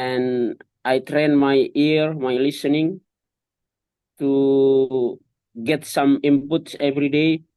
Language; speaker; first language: English; non-native, learner; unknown